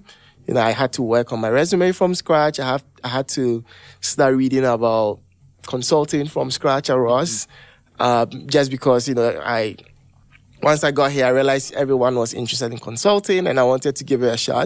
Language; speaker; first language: English; non-native, local second language; Akan